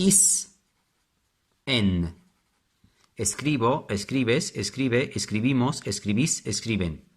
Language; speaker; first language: Spanish; non-native, fluent; Arabic